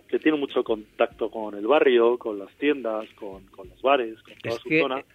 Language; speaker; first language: Spanish; native; Spanish